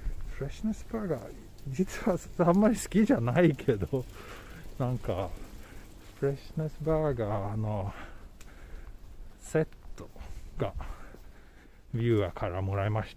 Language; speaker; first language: Japanese; non-native, fluent; Swedish